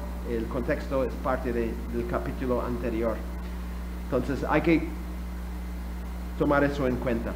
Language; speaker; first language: Spanish; non-native, fluent; English